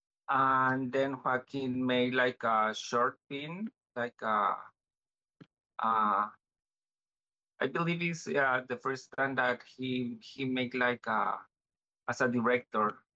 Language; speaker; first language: English; non-native, learner; Spanish